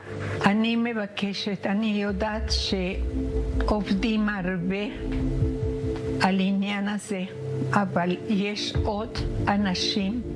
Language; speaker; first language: Hebrew; non-native, learner; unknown